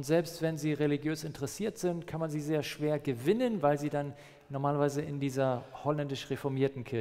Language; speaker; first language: German; non-native, fluent; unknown